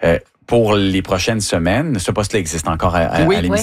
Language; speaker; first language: French; native; French